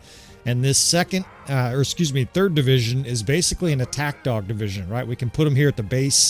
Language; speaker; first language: English; native; English